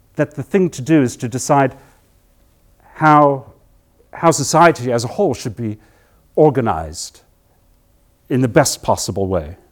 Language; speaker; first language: English; native; English